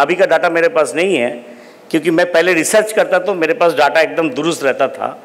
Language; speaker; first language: Hindi; non-native, local second language; Bangla